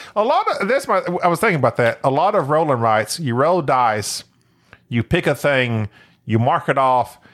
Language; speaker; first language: English; native; English